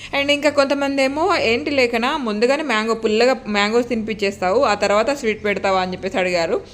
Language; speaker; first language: Telugu; non-native, local second language; Lambadi